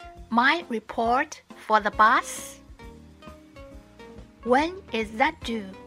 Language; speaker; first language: English; non-native, fluent; Chinese